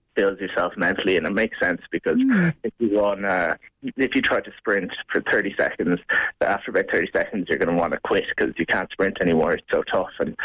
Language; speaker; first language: English; native; English